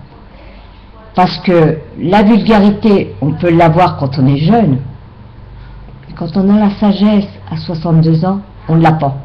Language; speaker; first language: French; native; French